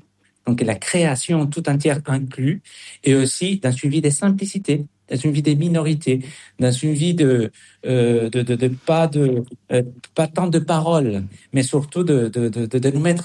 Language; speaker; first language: French; non-native, fluent; Spanish